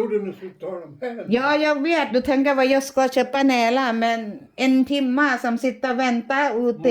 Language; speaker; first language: Swedish; non-native, learner; Thai